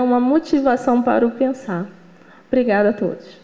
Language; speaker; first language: Portuguese; native; Portuguese